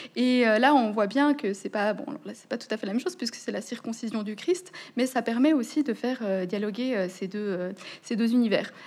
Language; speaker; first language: French; native; French